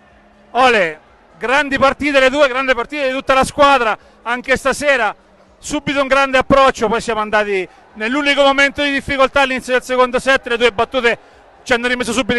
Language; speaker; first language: Italian; native; Italian